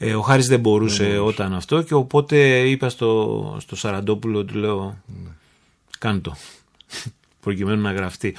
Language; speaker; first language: Greek; early bilingual, heritage; Greek